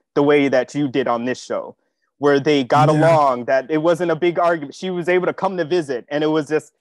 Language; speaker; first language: English; native; English